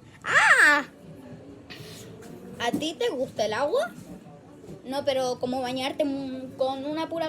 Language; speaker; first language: Spanish; native; Spanish